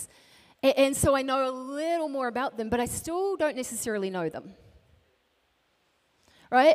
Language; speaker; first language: English; native; English